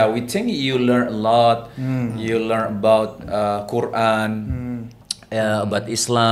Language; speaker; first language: English; non-native, learner; Indonesian